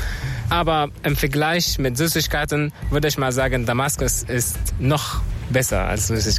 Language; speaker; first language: German; non-native, fluent; Arabic